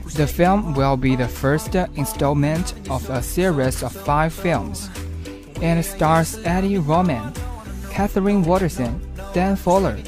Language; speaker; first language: English; non-native, fluent; Chinese